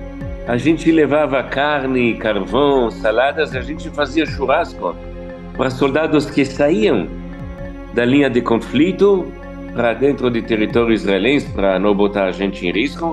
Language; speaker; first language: Portuguese; non-native, fluent; Hebrew